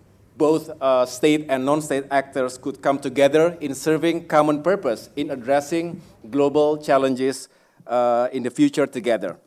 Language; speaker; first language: English; non-native, fluent; Indonesian